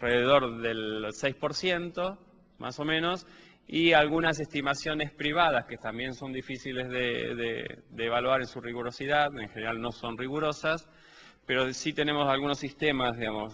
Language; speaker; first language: Spanish; native; Spanish